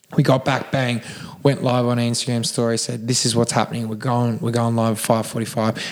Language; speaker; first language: English; native; English